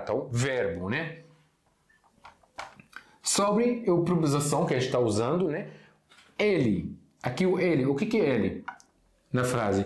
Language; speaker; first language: Portuguese; non-native, fluent; Arabic